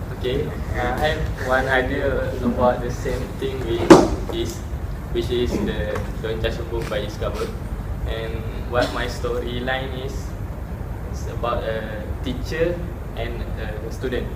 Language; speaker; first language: English; non-native, local second language; Malay